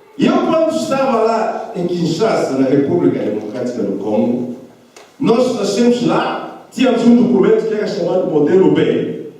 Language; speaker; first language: Portuguese; non-native, fluent; Lingala